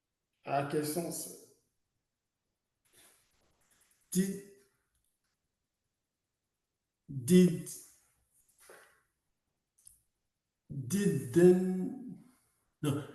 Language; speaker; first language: English; non-native, learner; French